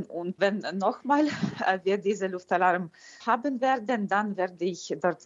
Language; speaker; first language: German; non-native, fluent; Ukrainian